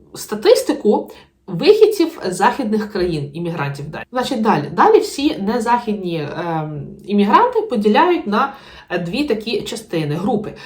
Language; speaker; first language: Ukrainian; native; Ukrainian